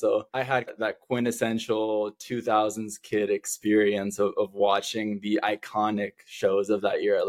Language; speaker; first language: English; native; English